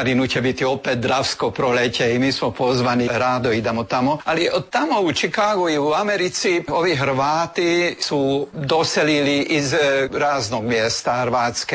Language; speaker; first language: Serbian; early bilingual, heritage; Serbian